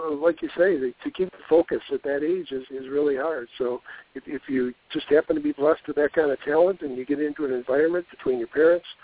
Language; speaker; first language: English; native; English